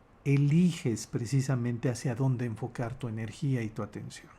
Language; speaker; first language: Spanish; native; Spanish